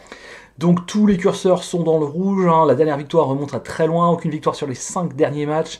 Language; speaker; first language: French; native; French